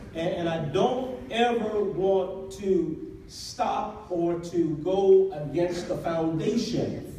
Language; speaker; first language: English; native; English